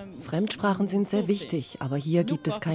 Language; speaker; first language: German; non-native, fluent; Albanian